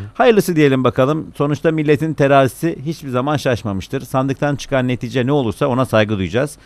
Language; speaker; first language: Turkish; native; Turkish